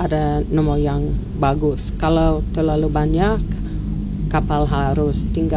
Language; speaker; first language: Indonesian; non-native, learner; English